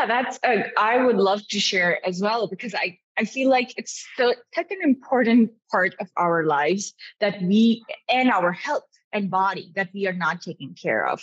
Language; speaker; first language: English; non-native, local second language; Urdu